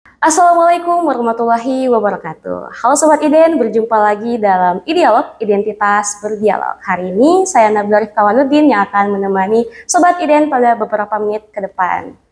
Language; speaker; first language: Indonesian; native; Indonesian